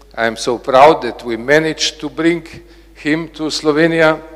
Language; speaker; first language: English; non-native, fluent; Slovenian